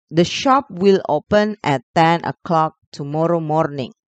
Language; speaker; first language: English; non-native, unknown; Indonesian